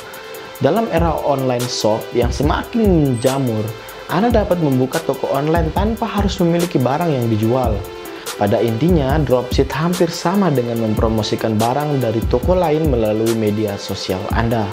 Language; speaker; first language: Indonesian; native; Indonesian